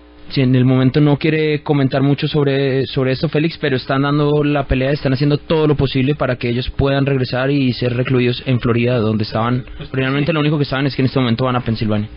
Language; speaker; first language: Spanish; native; Spanish